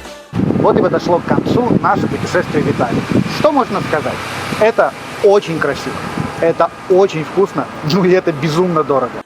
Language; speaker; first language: Russian; native; Russian